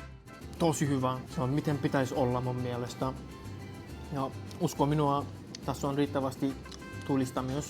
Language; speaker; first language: Finnish; non-native, learner; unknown